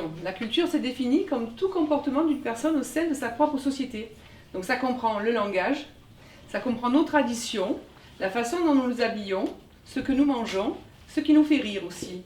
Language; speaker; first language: French; native; French